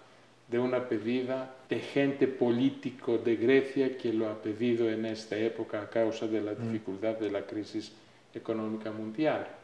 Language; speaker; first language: Spanish; non-native, fluent; Greek